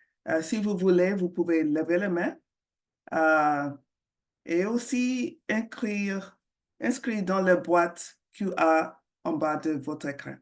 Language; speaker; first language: French; non-native, fluent; English